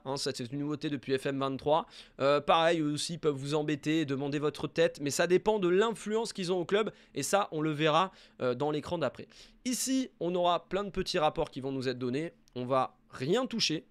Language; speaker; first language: French; native; French